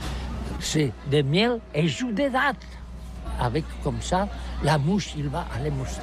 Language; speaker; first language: French; non-native, learner; Catalan